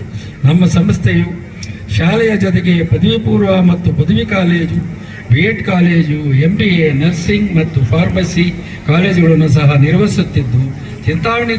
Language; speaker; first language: Kannada; native; Kannada